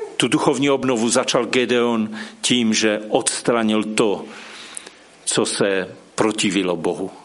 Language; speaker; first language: Czech; non-native, local second language; Polish